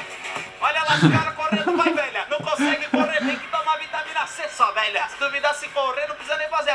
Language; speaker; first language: Portuguese; native; Portuguese